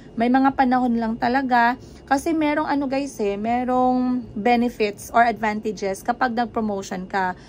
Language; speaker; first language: Filipino; native; Filipino